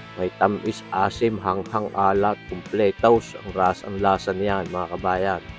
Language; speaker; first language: Filipino; native; Filipino